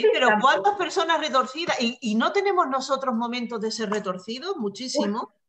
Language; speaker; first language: Spanish; native; Spanish